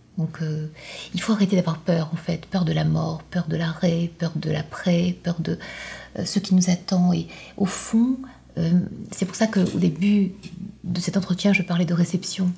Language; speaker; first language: French; non-native, local second language; Arabic